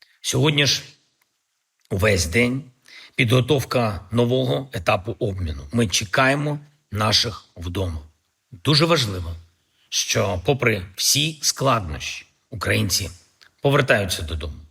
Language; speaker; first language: Ukrainian; native; Ukrainian